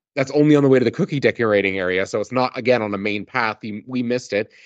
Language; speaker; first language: English; native; English